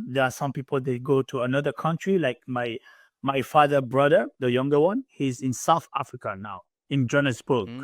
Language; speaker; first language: English; non-native, learner; French